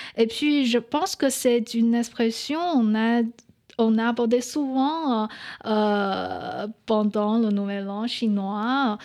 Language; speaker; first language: French; non-native, fluent; Chinese